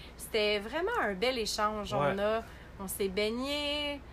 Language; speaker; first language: French; native; French